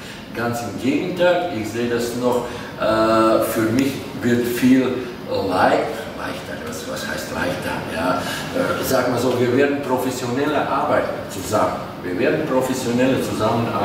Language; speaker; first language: German; non-native, fluent; Latvian